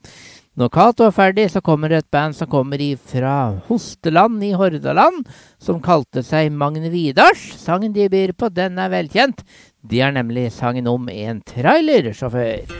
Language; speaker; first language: Norwegian; native; Norwegian